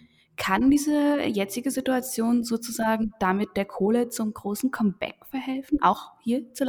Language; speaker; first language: German; native; German